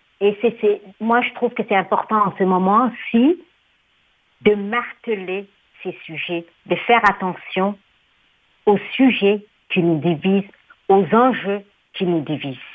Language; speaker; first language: French; non-native, local second language; Somali